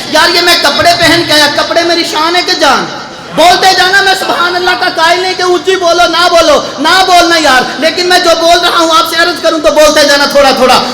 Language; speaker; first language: Urdu; non-native, local second language; Punjabi